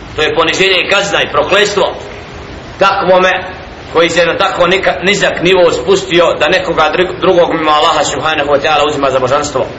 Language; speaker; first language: Bosnian; native; Bosnian